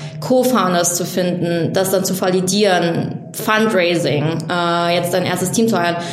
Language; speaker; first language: German; early bilingual, other home language; Vietnamese